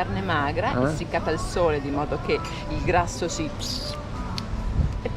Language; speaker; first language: Italian; native; Italian